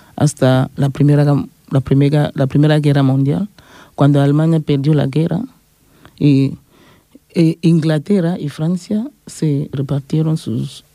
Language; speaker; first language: Spanish; non-native, fluent; French